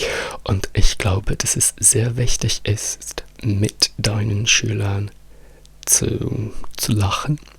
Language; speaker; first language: German; non-native, fluent; Italian